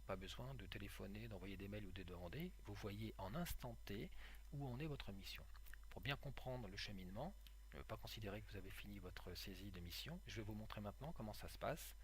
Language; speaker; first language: French; native; French